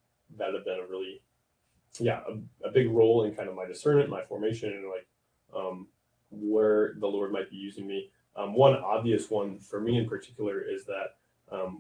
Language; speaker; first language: English; native; English